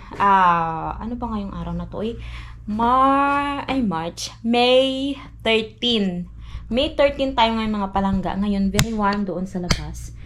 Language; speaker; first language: Filipino; non-native, local second language; Cebuano